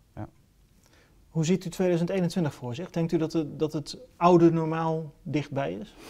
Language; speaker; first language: Dutch; native; Dutch